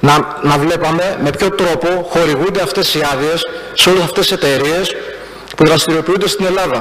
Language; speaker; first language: Greek; native; Greek